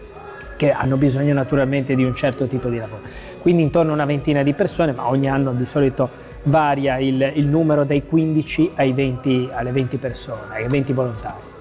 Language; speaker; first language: Italian; native; Italian